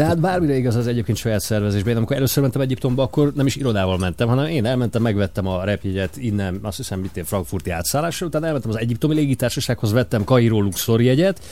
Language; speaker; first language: Hungarian; native; Hungarian